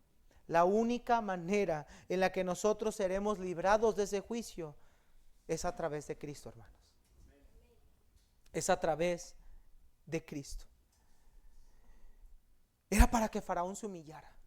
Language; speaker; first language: Spanish; native; Spanish